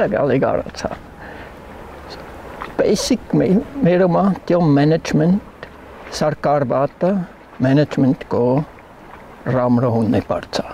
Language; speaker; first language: Nepali; non-native, learner; German